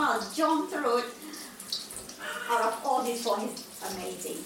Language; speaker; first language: English; non-native, local second language; Malay